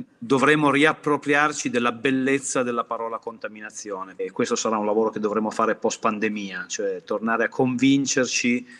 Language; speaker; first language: Italian; native; Italian